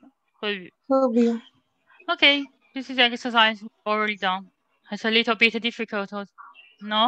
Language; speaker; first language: English; non-native, learner; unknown